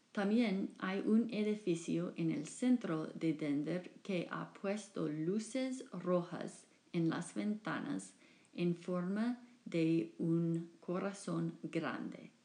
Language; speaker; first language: Spanish; non-native, fluent; English